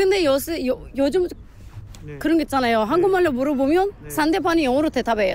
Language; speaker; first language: Korean; non-native, fluent; Turkish